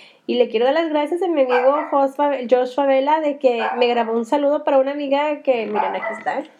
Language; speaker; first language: Spanish; early bilingual, heritage; Spanish